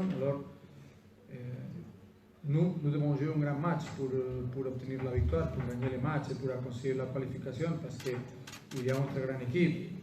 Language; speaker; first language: French; non-native, fluent; Spanish